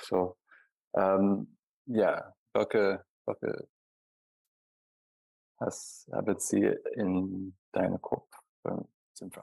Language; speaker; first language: German; non-native, learner; English